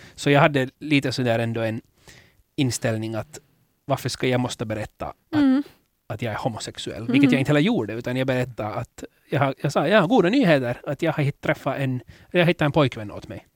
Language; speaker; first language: Swedish; native; Swedish